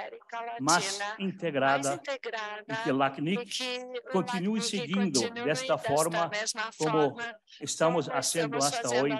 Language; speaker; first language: Portuguese; early bilingual, other home language; German